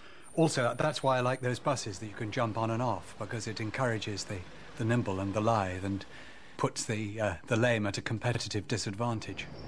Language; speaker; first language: English; native; English